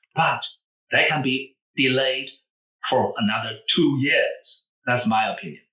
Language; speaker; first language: English; non-native, fluent; Chinese